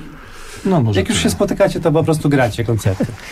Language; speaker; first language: Polish; native; Polish